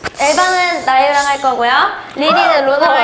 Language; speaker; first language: Korean; native; Korean